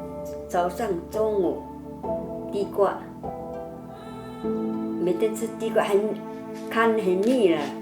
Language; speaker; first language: Chinese; non-native, local second language; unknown